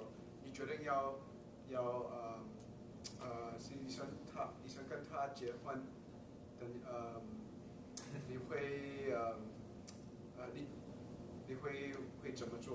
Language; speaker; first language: Chinese; early bilingual, heritage; Chinese